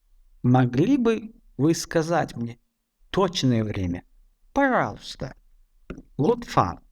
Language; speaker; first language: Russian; non-native, fluent; Tajik